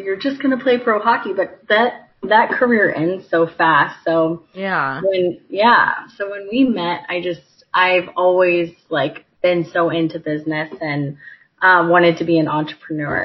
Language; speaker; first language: English; native; English